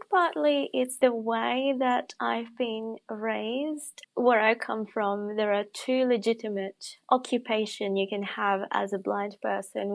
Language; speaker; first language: English; non-native, fluent; Indonesian